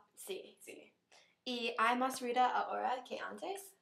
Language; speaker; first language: Spanish; non-native, learner; English